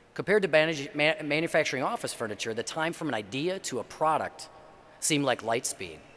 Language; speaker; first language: English; native; English